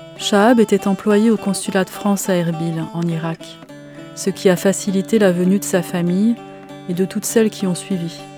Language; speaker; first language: French; native; French